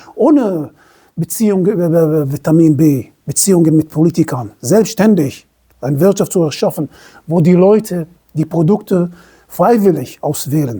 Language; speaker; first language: German; non-native, fluent; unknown